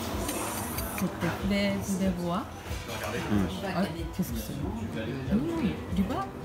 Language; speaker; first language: French; non-native, learner; Japanese